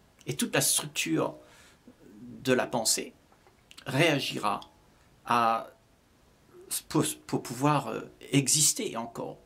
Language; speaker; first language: French; native; French